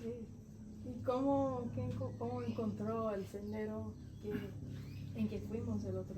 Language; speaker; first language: Spanish; non-native, fluent; English